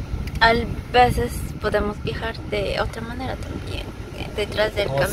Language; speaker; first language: Spanish; non-native, learner; Russian